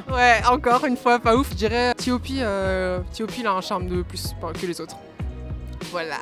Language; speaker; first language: French; native; French